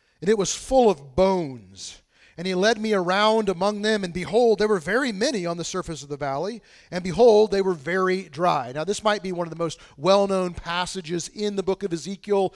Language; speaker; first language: English; native; English